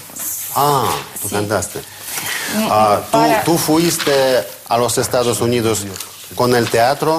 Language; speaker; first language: Spanish; non-native, fluent; Russian